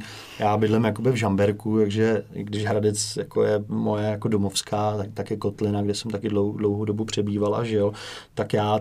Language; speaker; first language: Czech; native; Czech